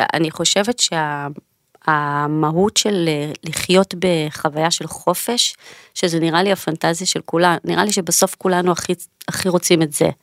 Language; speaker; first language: Hebrew; native; Hebrew